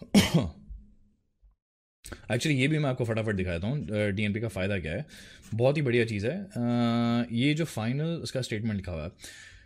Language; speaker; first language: Hindi; native; Hindi